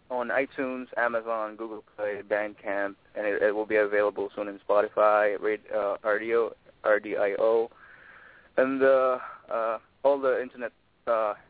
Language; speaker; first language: English; non-native, local second language; Filipino